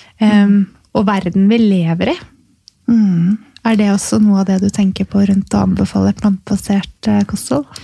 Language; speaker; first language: Norwegian; native; Norwegian